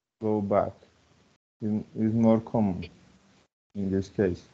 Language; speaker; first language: English; non-native, fluent; Spanish